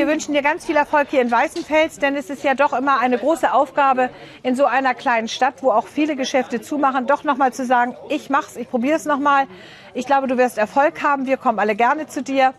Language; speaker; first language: German; native; German